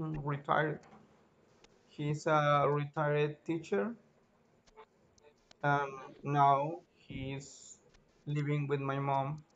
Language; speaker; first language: English; non-native, learner; Spanish